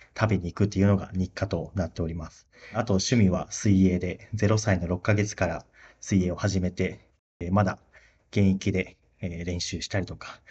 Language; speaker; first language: Japanese; native; Japanese